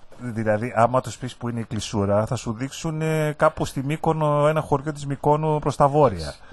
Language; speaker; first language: Greek; native; Greek